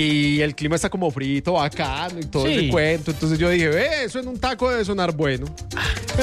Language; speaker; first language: Spanish; native; Spanish